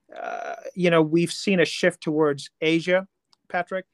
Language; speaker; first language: English; non-native, local second language; Hindi